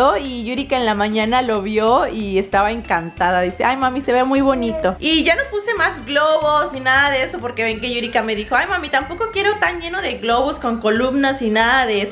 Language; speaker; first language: Spanish; native; Spanish